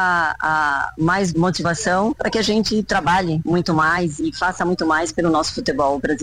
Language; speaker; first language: Portuguese; native; Portuguese